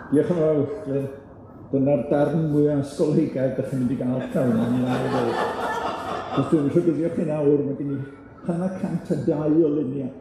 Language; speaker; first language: Welsh; native; Welsh